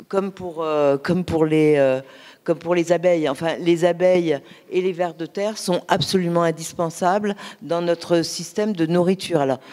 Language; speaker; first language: French; native; French